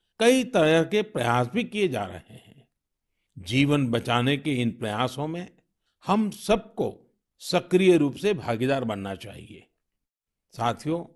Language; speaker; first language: Hindi; non-native, local second language; Gujarati